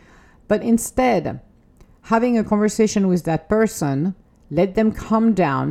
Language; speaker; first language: English; non-native, fluent; French